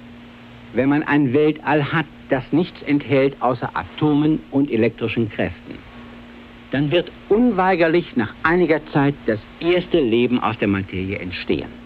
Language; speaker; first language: German; native; German